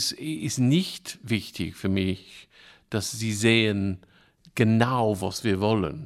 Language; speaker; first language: German; non-native, fluent; English